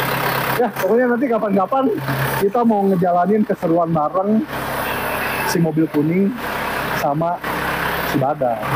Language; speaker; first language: Indonesian; native; Indonesian